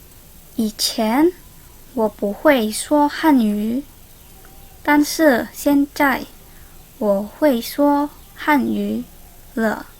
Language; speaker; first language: Chinese; non-native, learner; Indonesian